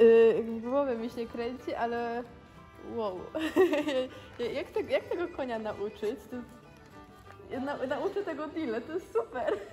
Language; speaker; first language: Polish; native; Polish